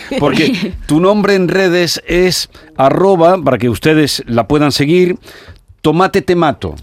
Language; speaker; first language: Spanish; native; Spanish